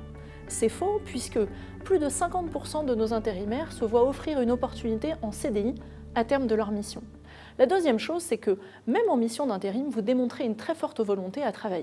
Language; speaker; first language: French; native; French